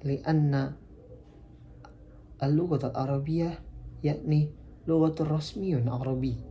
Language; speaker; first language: Arabic; non-native, learner; Indonesian